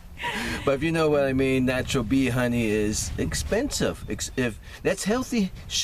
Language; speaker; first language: English; native; English